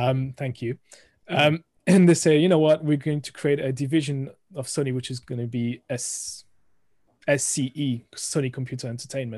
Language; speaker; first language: English; non-native, fluent; French